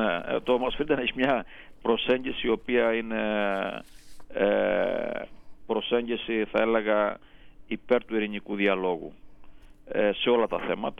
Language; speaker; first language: Greek; native; Greek